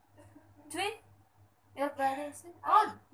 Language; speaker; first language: English; non-native, learner; Indonesian